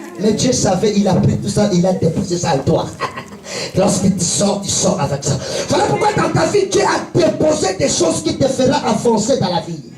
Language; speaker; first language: French; non-native, local second language; Lingala